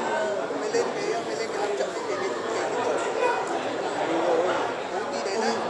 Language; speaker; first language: Vietnamese; native; Vietnamese